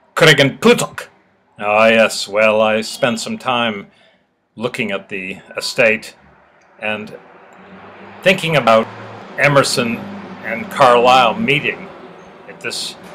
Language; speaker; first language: English; native; English